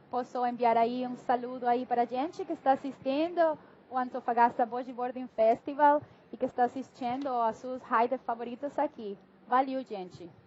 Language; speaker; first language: Portuguese; non-native, learner; Spanish